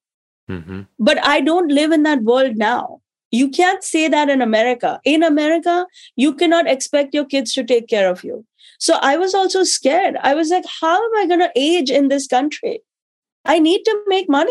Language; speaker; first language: English; non-native, local second language; Hindi